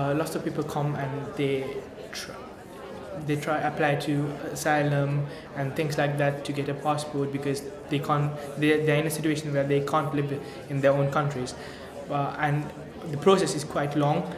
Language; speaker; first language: English; non-native, learner; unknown